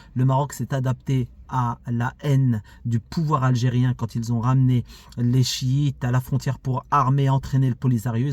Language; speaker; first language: French; early bilingual, other home language; Arabic